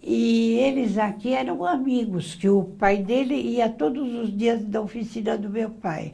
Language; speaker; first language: Portuguese; early bilingual, other home language; Arabic